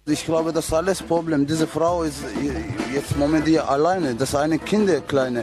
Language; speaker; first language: German; non-native, learner; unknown